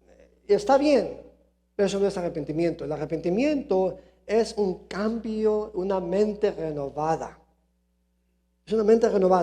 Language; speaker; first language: Spanish; early bilingual, heritage; Spanish